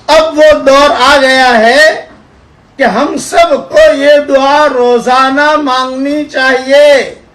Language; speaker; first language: Urdu; native; Urdu